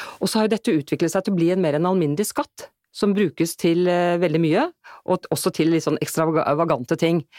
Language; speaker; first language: Norwegian; native; Norwegian